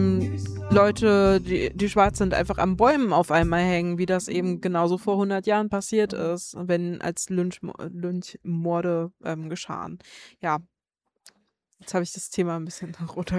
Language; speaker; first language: German; native; German